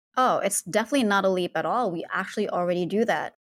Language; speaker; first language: English; non-native, fluent; Indonesian